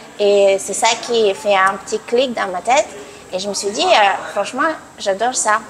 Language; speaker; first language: French; non-native, fluent; Russian